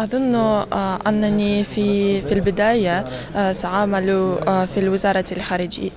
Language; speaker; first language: Arabic; non-native, fluent; Russian